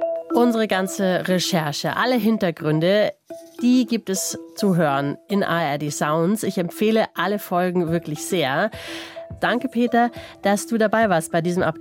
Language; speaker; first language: German; native; German